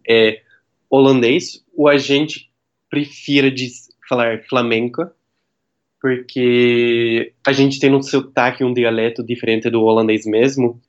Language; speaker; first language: Portuguese; non-native, fluent; Dutch